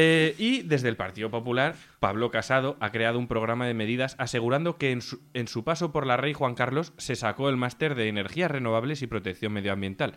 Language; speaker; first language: Spanish; native; Spanish